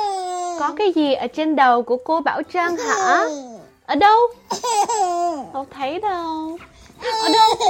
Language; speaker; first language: Vietnamese; early bilingual, heritage; Vietnamese